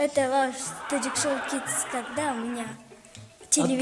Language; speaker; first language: Russian; non-native, learner; Tajik